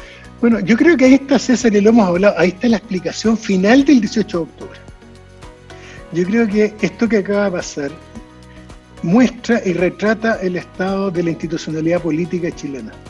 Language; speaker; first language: Spanish; native; Spanish